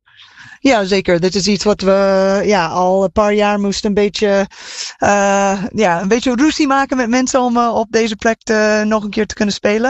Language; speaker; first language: Dutch; non-native, fluent; English